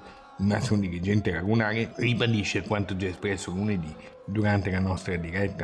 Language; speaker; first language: Italian; native; Italian